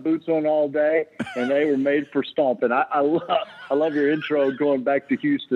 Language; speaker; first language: English; native; English